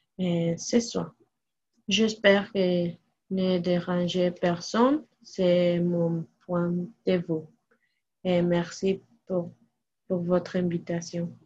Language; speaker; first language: French; non-native, learner; Spanish